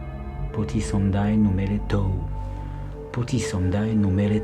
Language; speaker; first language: Romanian; non-native, learner; French